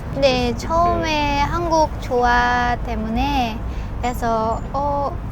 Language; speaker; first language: Korean; non-native, learner; Indonesian